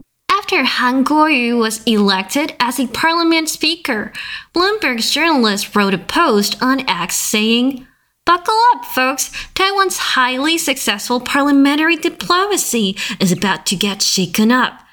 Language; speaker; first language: English; non-native, fluent; Chinese